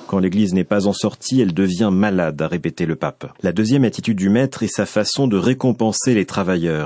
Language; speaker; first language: French; native; French